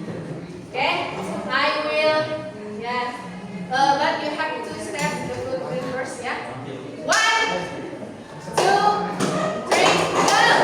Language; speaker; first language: English; non-native, learner; Indonesian